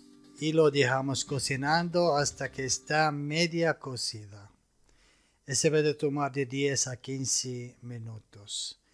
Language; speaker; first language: Spanish; non-native, fluent; Arabic